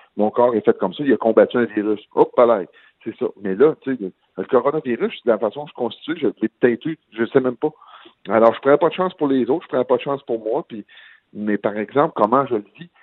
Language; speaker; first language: French; native; French